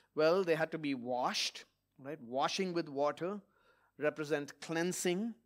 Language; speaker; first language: English; non-native, local second language; Malayalam